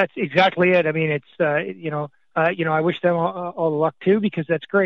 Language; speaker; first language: English; native; English